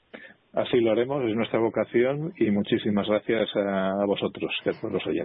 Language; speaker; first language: Spanish; native; Spanish